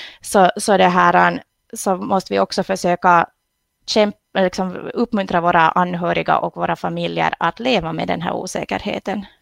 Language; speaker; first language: Swedish; native; Swedish